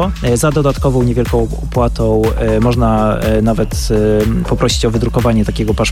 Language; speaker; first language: Polish; native; Polish